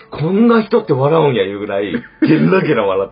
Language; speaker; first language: Japanese; native; Japanese